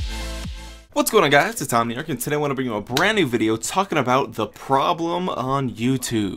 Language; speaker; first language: English; native; English